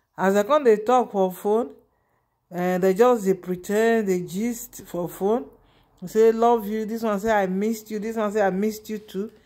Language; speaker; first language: Nigerian Pidgin; native; Nigerian Pidgin